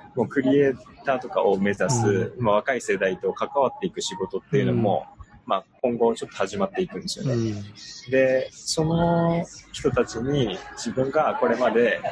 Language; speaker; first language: Japanese; non-native, fluent; English